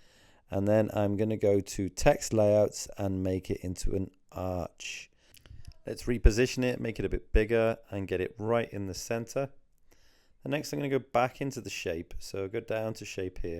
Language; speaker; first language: English; native; English